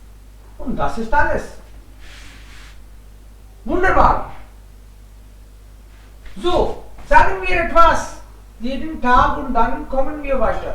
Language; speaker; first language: German; non-native, fluent; Hindi